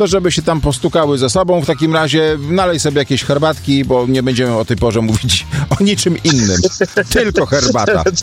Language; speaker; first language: Polish; native; Polish